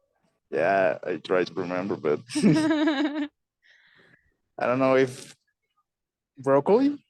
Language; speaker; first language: English; non-native, learner; Spanish